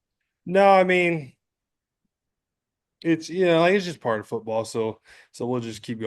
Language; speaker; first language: English; native; English